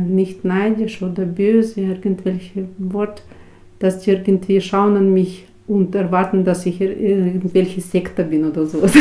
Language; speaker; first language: German; non-native, fluent; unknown